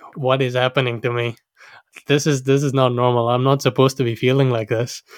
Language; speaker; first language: English; non-native, local second language; Sinhala